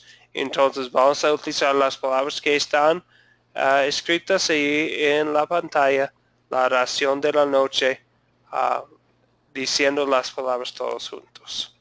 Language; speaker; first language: Spanish; non-native, fluent; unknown